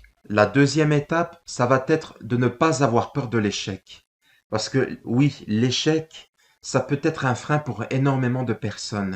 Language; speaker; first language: French; native; French